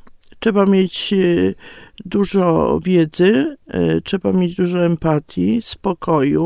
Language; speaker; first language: Polish; native; Polish